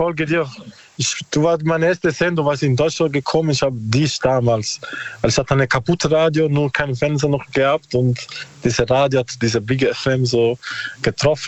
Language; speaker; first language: German; non-native, learner; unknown